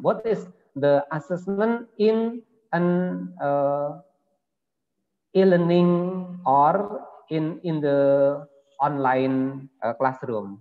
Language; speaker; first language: English; non-native, learner; Indonesian